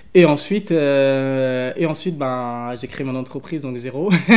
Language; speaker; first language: French; early bilingual, other home language; English